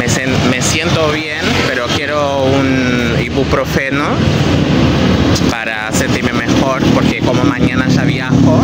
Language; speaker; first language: Spanish; non-native, fluent; Portuguese